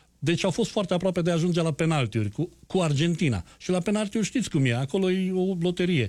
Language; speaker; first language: Romanian; native; Romanian